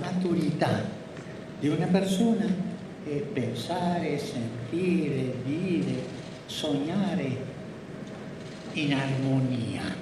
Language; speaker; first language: Italian; non-native, fluent; Spanish